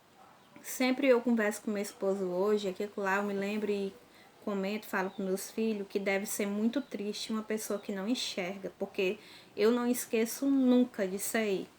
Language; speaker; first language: Portuguese; native; Portuguese